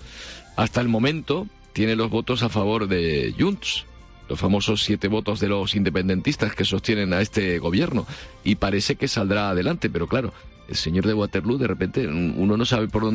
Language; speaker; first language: Spanish; native; Spanish